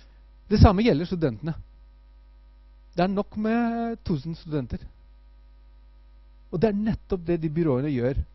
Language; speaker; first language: Norwegian; non-native, fluent; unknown